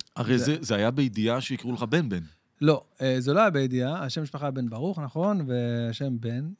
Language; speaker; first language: Hebrew; native; Hebrew